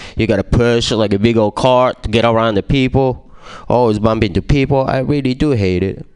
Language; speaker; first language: English; non-native, fluent; Japanese